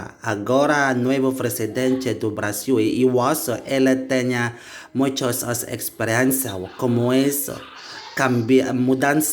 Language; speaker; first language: Portuguese; non-native, learner; Indonesian